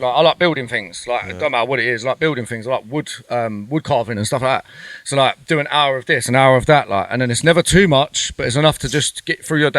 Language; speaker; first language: English; native; English